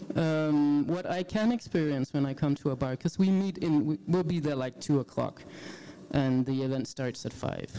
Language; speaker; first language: English; non-native, fluent; Danish